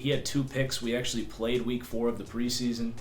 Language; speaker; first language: English; native; English